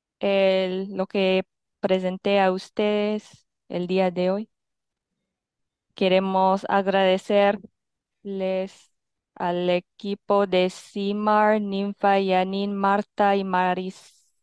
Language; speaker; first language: Spanish; non-native, fluent; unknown